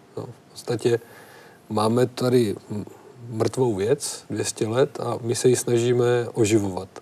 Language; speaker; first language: Czech; native; Czech